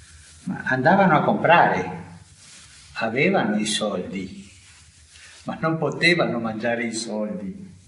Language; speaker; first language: Italian; non-native, fluent; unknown